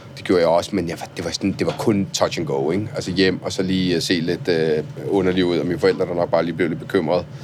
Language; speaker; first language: Danish; early bilingual, other home language; Italian